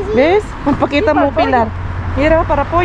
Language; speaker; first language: Spanish; non-native, learner; Filipino